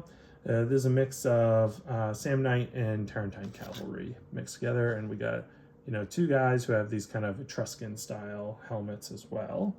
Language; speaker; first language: English; native; English